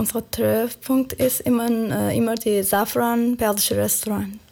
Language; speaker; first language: German; non-native, learner; Persian